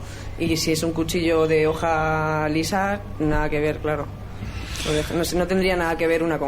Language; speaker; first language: Spanish; native; Spanish